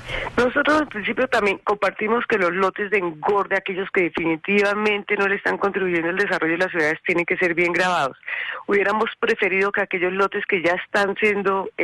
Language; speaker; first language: Spanish; native; Spanish